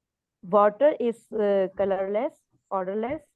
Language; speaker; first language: English; non-native, learner; Urdu